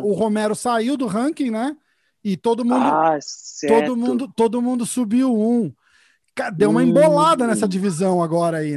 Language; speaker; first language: Portuguese; native; Portuguese